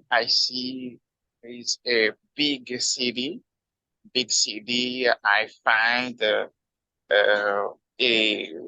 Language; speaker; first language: English; non-native, learner; Haitian Creole